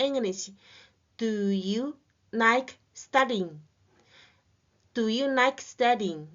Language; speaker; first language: English; non-native, learner; Chinese